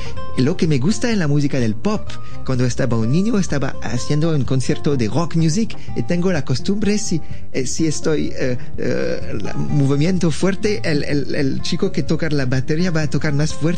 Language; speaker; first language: Spanish; non-native, learner; French